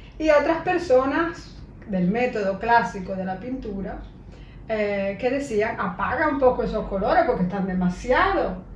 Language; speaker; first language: Spanish; native; Spanish